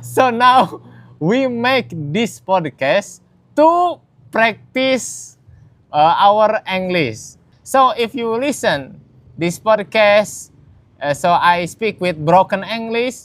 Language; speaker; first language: English; non-native, learner; Indonesian